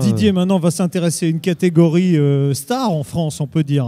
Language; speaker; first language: French; native; French